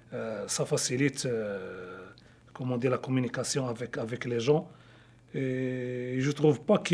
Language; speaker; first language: French; non-native, local second language; Arabic